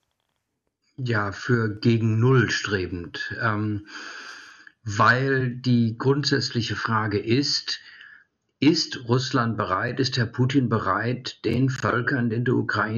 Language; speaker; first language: German; early bilingual, heritage; German